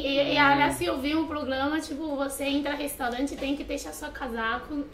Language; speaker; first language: Portuguese; non-native, fluent; Chinese